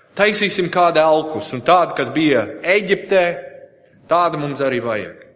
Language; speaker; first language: Latvian; non-native, fluent; English